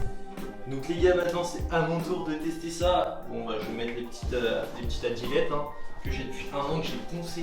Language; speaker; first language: French; native; French